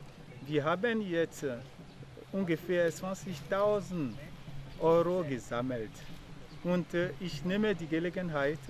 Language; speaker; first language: German; non-native, fluent; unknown